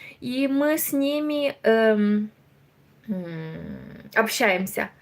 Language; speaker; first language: Russian; non-native, learner; Romanian